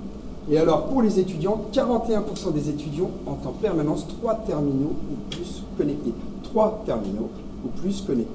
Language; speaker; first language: French; native; French